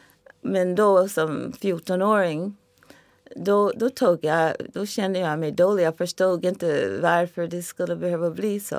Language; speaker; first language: Swedish; non-native, fluent; English